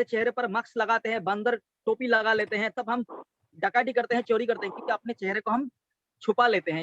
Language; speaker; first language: Hindi; non-native, local second language; Assamese